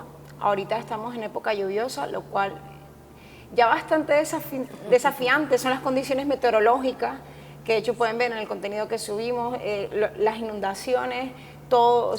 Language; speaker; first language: Spanish; native; Spanish